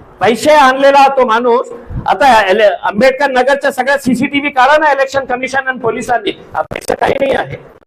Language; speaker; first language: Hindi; non-native, local second language; Urdu